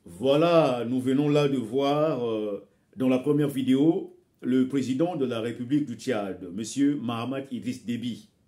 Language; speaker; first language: French; non-native, local second language; Bembe